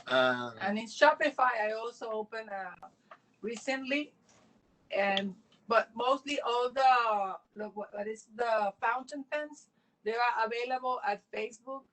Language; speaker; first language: English; non-native, local second language; Spanish